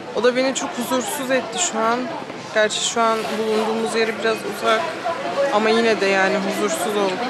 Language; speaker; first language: Turkish; early bilingual, heritage; Turkish